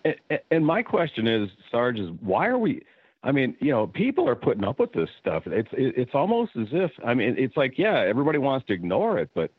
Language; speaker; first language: English; native; English